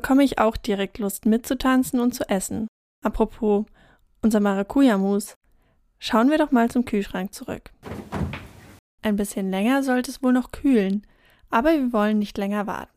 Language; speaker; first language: German; native; German